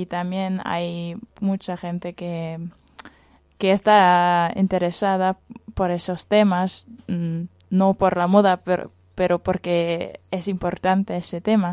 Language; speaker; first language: Spanish; non-native, fluent; German